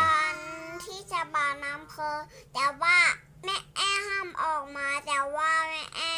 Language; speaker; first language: Thai; native; Thai